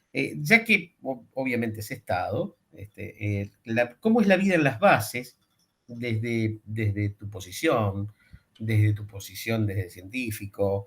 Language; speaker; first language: Spanish; native; Spanish